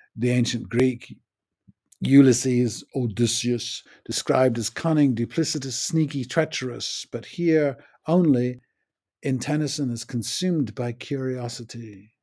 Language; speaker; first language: English; native; English